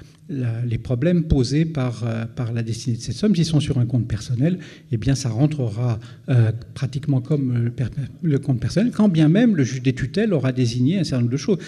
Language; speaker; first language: French; native; French